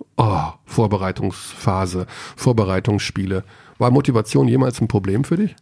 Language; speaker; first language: German; native; German